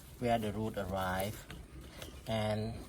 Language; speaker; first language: English; non-native, learner; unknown